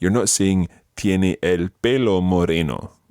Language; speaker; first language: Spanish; non-native, fluent; English